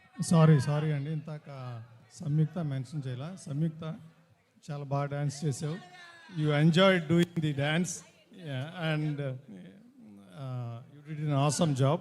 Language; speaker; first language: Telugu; native; Telugu